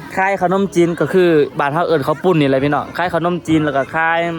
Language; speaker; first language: Lao; native; Lao